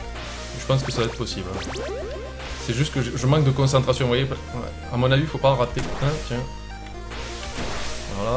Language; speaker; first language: French; native; French